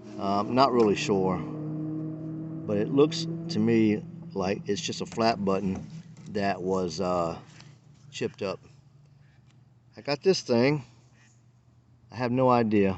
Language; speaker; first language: English; native; English